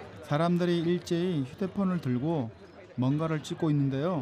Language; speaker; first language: Korean; native; Korean